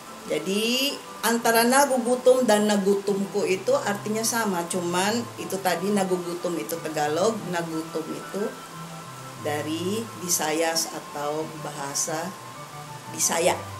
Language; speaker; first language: Indonesian; non-native, fluent; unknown